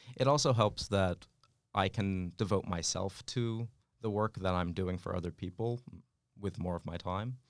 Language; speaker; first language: English; native; English